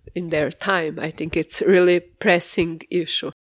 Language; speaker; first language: English; non-native, fluent; Serbian